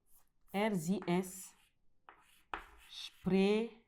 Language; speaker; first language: German; non-native, fluent; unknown